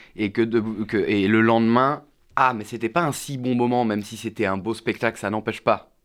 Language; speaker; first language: French; native; French